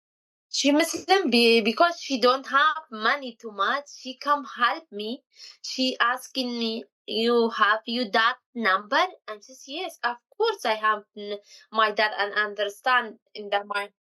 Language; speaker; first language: English; non-native, learner; Kurdish